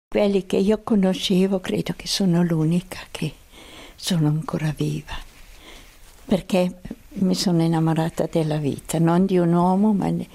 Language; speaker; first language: Italian; non-native, local second language; Swiss German